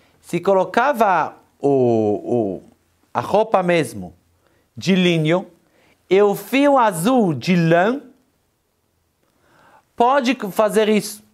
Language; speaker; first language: Portuguese; non-native, fluent; Hebrew